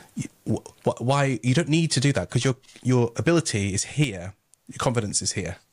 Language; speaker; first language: English; native; English